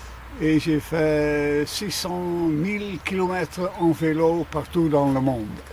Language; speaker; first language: French; non-native, learner; Dutch